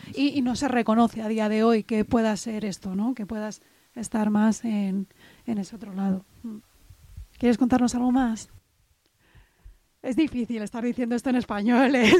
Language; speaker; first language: Spanish; native; Spanish